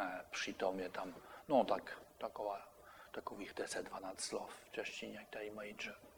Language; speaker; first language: Czech; non-native, fluent; French